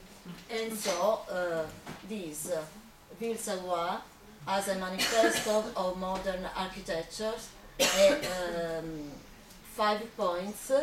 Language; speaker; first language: English; non-native, fluent; Italian